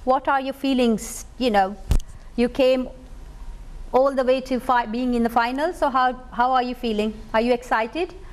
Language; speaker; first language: English; non-native, local second language; Urdu